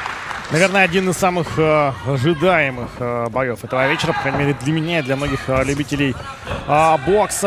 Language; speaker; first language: Russian; native; Russian